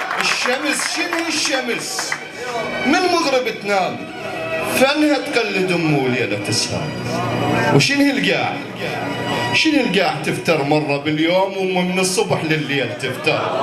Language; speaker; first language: Arabic; native; Arabic